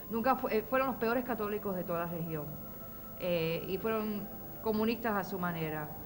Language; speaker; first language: Spanish; non-native, local second language; Yiddish